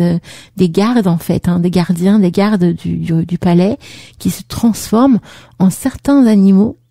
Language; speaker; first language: French; native; French